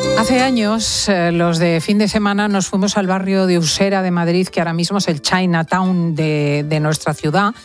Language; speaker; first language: Spanish; native; Spanish